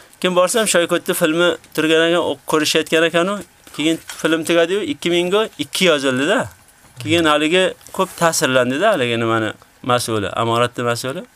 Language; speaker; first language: Uzbek; native; Uzbek